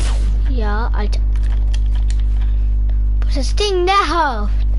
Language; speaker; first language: German; non-native, learner; English